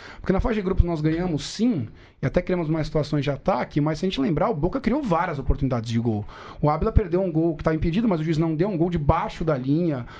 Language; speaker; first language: Portuguese; native; Portuguese